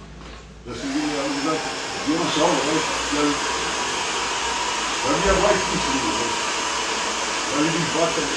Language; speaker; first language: German; non-native, learner; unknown